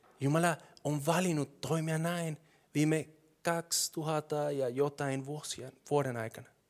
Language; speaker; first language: Finnish; non-native, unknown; Spanish